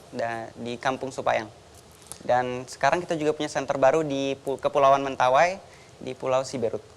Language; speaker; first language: Indonesian; native; Indonesian